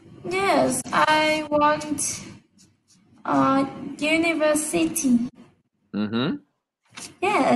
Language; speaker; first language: English; non-native, learner; Vietnamese